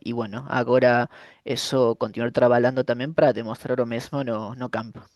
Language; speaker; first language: Portuguese; non-native, fluent; Spanish